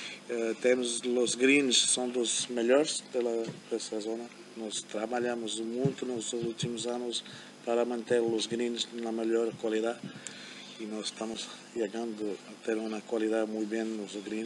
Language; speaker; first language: Portuguese; non-native, fluent; German